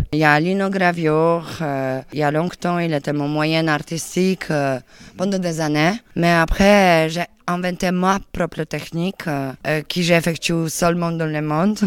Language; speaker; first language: French; non-native, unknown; Polish